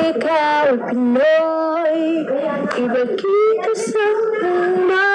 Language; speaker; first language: Filipino; non-native, local second language; Cebuano